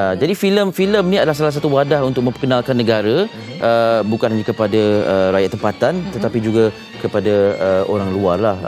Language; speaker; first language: Malay; native; Malay